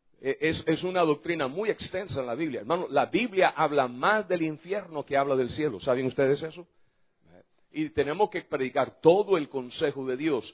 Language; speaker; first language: Spanish; non-native, fluent; English